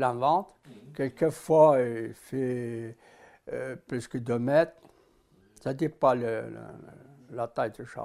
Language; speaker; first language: French; non-native, local second language; Arabic